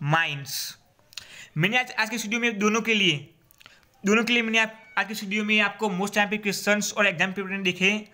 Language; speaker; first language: Hindi; non-native, local second language; Gujarati